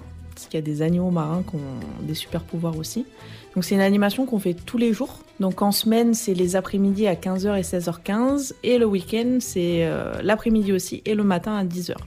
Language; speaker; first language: French; native; French